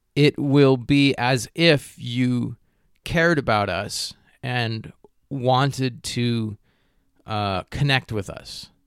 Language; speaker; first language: English; native; English